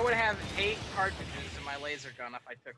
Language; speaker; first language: English; native; English